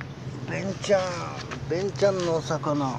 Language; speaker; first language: Japanese; non-native, learner; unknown